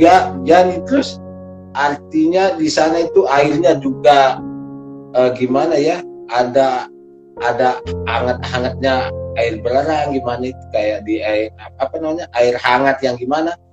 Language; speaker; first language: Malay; non-native, local second language; Sasak